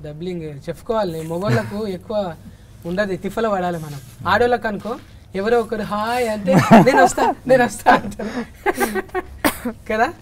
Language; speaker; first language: Telugu; native; Telugu